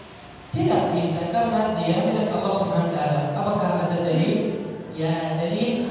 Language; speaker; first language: Indonesian; non-native, learner; Arabic